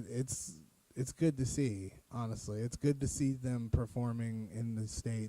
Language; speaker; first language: English; native; English